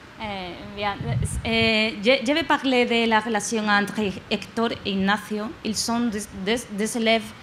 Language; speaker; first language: French; non-native, learner; Spanish